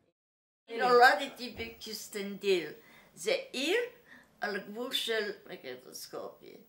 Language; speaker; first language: Hebrew; early bilingual, other home language; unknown